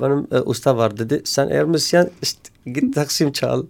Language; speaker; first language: Turkish; non-native, learner; Kurdish